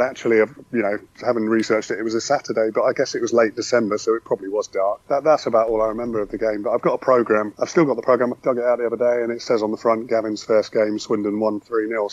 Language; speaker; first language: English; native; English